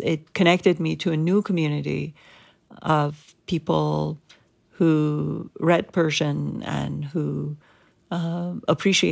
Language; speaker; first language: English; non-native, fluent; Persian